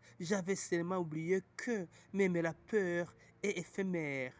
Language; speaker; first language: French; non-native, local second language; Rundi